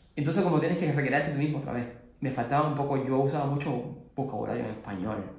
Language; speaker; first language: Spanish; native; Spanish